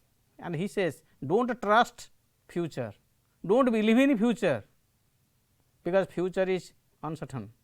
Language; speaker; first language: English; non-native, local second language; Odia